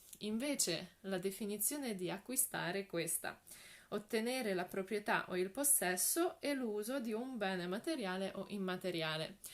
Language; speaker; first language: Italian; non-native, fluent; Polish